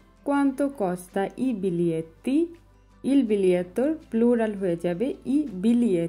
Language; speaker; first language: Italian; non-native, learner; Bangla